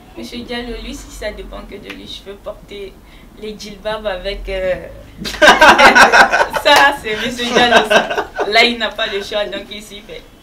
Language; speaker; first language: French; non-native, local second language; Fula